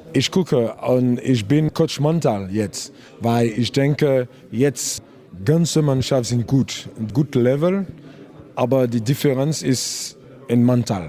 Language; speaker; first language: German; non-native, learner; French